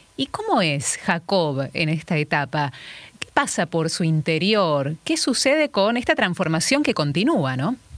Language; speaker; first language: Spanish; native; Spanish